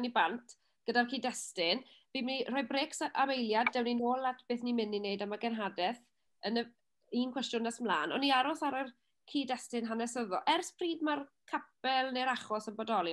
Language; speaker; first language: Welsh; native; Welsh